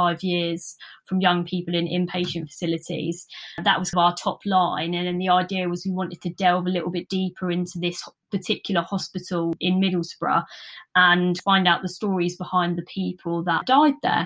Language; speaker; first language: English; native; English